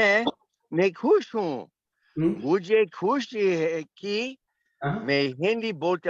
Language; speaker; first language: Hindi; non-native, learner; English